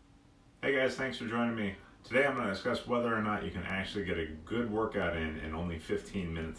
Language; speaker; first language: English; native; English